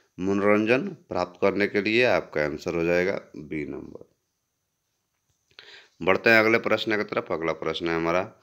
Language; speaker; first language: Hindi; native; Hindi